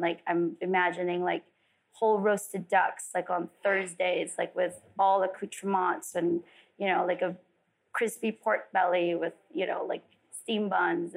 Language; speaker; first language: English; non-native, local second language; Filipino